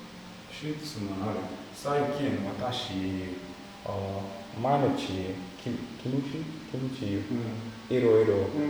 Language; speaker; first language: Japanese; non-native, learner; English